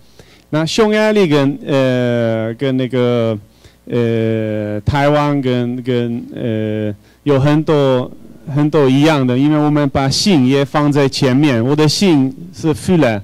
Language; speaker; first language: Chinese; non-native, fluent; Hungarian